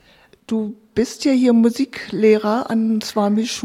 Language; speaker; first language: German; native; German